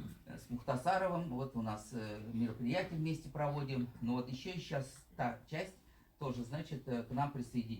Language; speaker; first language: Russian; native; Russian